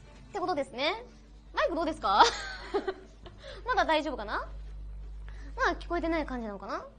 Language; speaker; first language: Japanese; native; Japanese